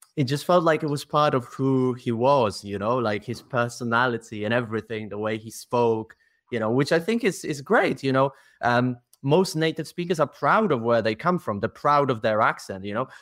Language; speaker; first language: English; non-native, fluent; Polish